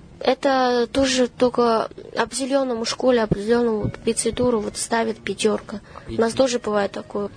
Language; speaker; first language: Russian; non-native, fluent; Chinese